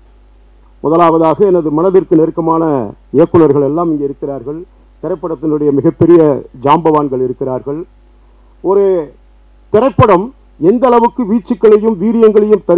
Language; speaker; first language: Tamil; native; Tamil